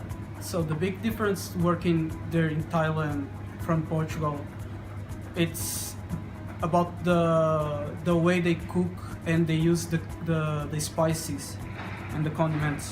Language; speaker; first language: English; non-native, learner; Portuguese